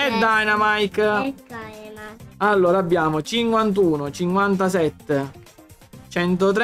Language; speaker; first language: Italian; native; Italian